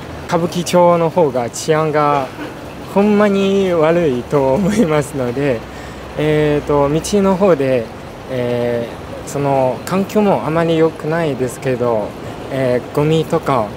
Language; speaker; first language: Japanese; non-native, fluent; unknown